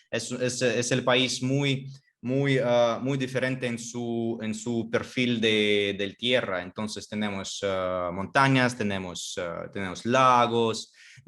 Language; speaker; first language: Spanish; non-native, fluent; Russian